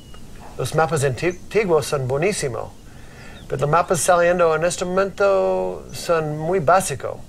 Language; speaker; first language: Spanish; non-native, learner; English